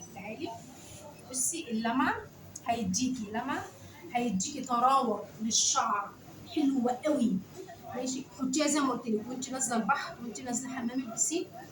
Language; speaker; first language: Arabic; native; Arabic